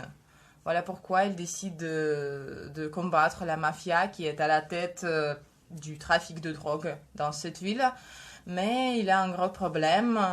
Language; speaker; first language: French; non-native, fluent; Russian